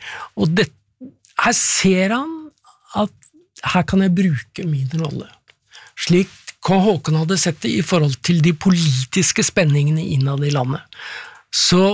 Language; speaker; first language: Norwegian; native; Norwegian